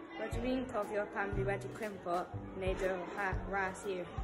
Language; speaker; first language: Welsh; non-native, local second language; English